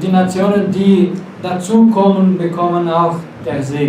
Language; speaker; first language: German; non-native, fluent; Portuguese